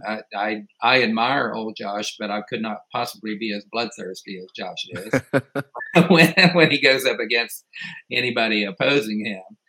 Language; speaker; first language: English; native; English